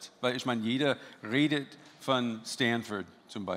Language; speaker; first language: German; non-native, fluent; English